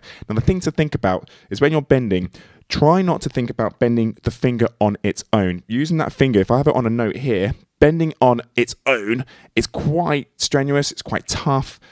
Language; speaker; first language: English; native; English